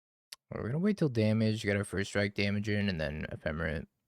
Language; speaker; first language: English; native; English